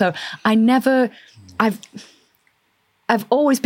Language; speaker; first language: English; native; English